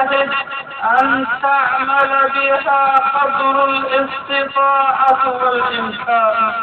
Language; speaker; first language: Arabic; native; Arabic